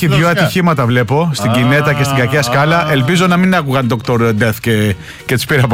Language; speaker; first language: Greek; native; Greek